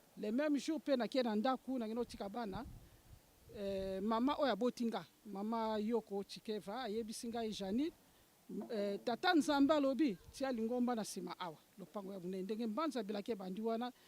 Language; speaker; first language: Lingala; non-native, local second language; Kongo